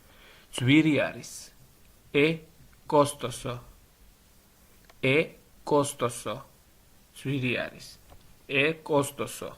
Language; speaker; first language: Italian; non-native, learner; Georgian